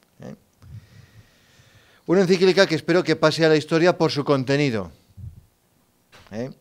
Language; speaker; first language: Spanish; native; Spanish